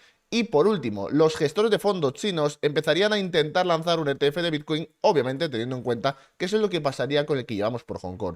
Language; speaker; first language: Spanish; native; Spanish